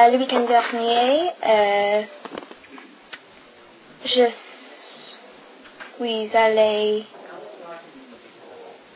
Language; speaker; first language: French; non-native, learner; English